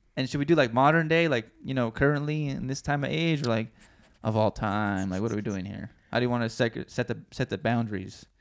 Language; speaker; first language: English; early bilingual, other home language; Spanish